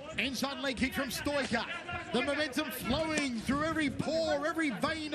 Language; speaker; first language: English; native; English